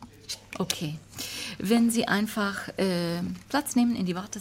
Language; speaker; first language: German; non-native, learner; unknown